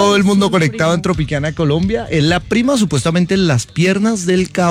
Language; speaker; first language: Spanish; native; Spanish